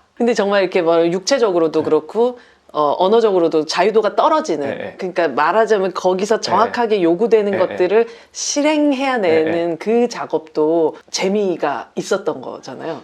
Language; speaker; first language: Korean; native; Korean